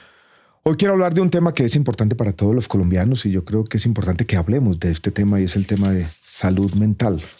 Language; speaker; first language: Spanish; native; Spanish